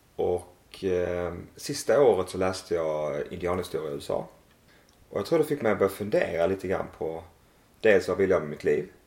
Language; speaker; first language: Swedish; native; Swedish